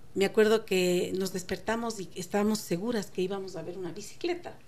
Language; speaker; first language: Spanish; native; Spanish